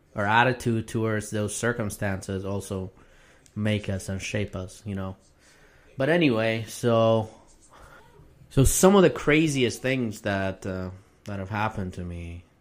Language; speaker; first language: English; non-native, fluent; Arabic